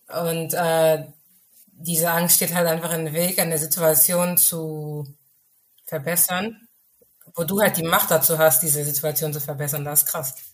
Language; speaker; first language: German; early bilingual, other home language; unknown